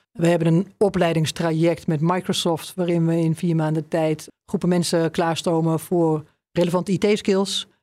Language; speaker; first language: Dutch; native; Dutch